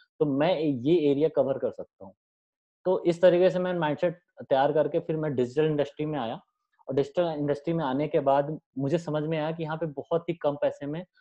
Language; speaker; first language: Hindi; native; Hindi